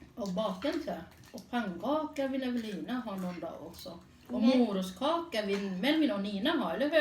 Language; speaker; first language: Swedish; non-native, fluent; Thai